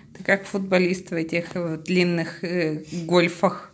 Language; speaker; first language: Russian; native; Russian